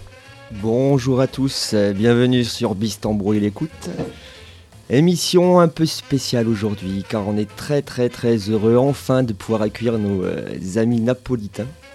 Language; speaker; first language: French; native; French